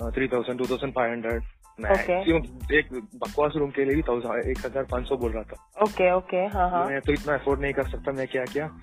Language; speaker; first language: Hindi; non-native, local second language; Malayalam